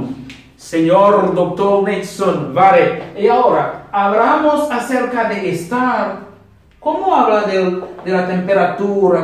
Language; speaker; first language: Spanish; non-native, learner; Haitian Creole